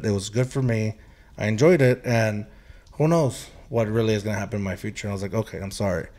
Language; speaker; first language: English; early bilingual, heritage; Spanish